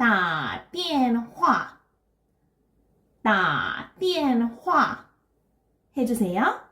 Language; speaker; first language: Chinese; non-native, fluent; Korean